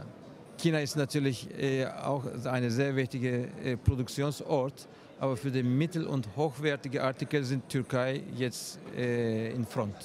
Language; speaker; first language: German; non-native, fluent; Turkish